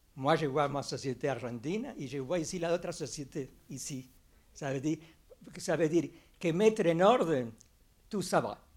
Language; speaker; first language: French; non-native, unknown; Spanish